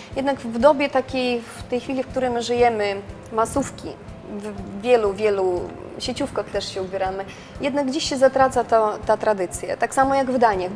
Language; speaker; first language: Polish; non-native, fluent; Russian